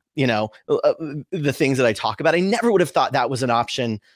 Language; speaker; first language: English; native; English